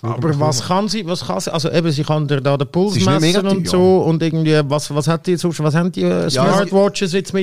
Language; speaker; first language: German; native; German